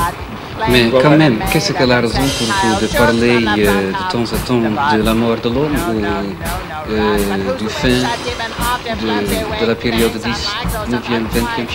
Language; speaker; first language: French; non-native, fluent; Dutch